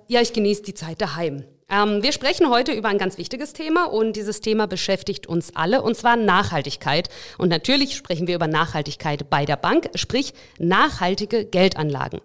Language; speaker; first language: German; early bilingual, other home language; Russian